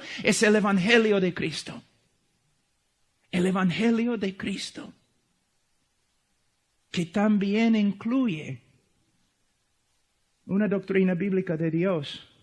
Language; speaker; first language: Spanish; non-native, fluent; English